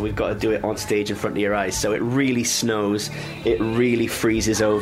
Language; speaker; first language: English; native; English